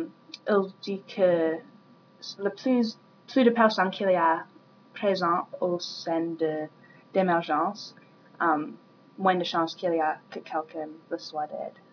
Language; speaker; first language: French; non-native, learner; English